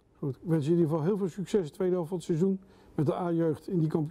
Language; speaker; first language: Dutch; native; Dutch